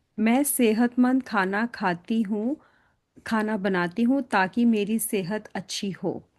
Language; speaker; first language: Hindi; native; Hindi